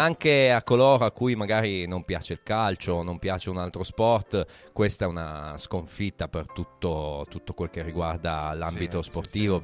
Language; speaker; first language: Italian; native; Italian